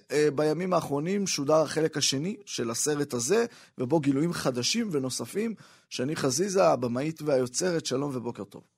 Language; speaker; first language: Hebrew; native; Hebrew